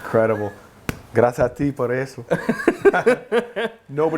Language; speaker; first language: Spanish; non-native, learner; English